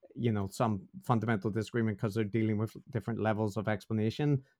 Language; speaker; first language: English; native; English